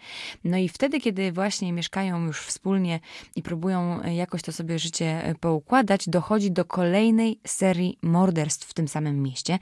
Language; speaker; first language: Polish; native; Polish